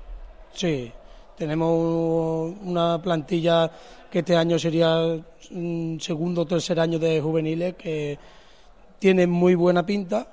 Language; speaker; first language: Spanish; native; Spanish